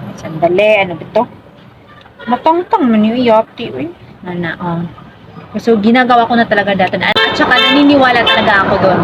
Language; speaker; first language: Filipino; non-native, local second language; Cebuano